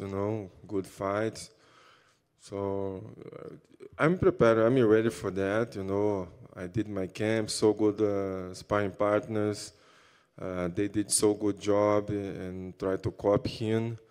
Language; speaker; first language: English; non-native, learner; Portuguese